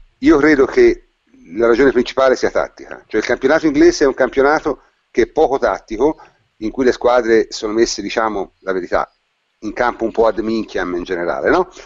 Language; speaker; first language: Italian; native; Italian